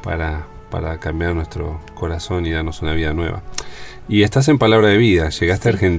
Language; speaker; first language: Spanish; native; Spanish